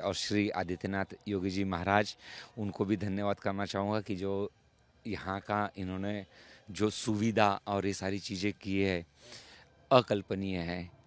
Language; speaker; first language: Hindi; native; Hindi